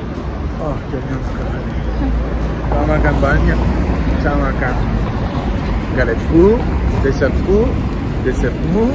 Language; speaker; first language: Indonesian; non-native, learner; French